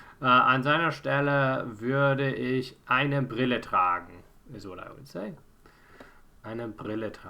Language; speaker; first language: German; non-native, fluent; English